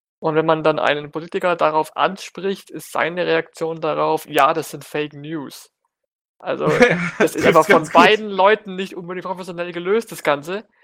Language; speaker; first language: German; native; German